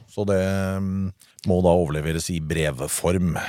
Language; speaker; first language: Norwegian; native; Norwegian